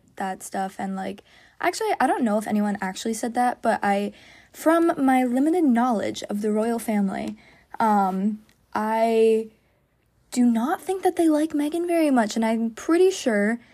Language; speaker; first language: English; native; English